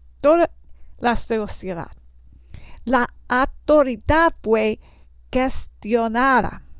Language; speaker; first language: Spanish; non-native, learner; English